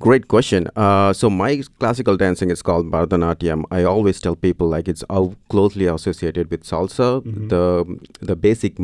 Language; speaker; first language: English; non-native, local second language; Tamil